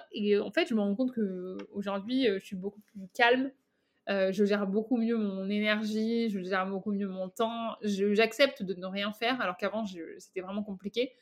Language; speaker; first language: French; native; French